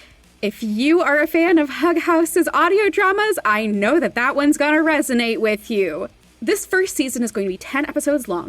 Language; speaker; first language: English; native; English